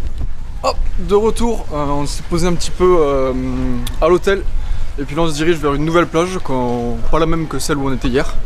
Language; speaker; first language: French; native; French